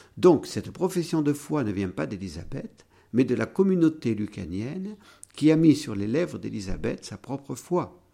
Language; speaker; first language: French; native; French